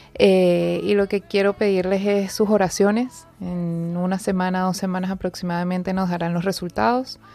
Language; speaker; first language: Spanish; native; Spanish